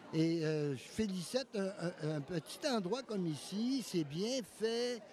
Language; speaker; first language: French; native; French